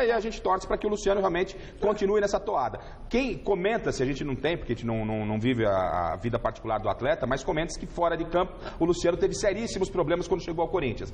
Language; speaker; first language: Portuguese; native; Portuguese